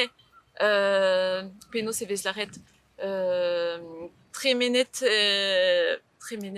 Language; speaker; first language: French; native; French